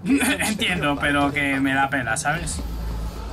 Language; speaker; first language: Spanish; native; Spanish